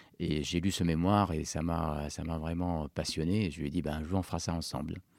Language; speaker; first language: French; non-native, local second language; Arabic